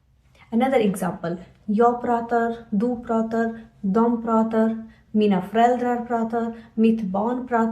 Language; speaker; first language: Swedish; non-native, fluent; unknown